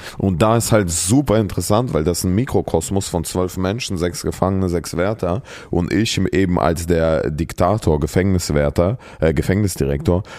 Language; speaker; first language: German; early bilingual, other home language; Russian